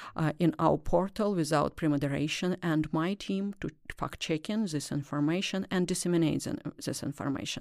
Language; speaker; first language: English; non-native, learner; Russian